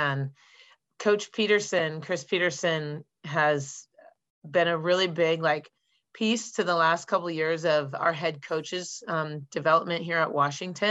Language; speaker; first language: English; native; English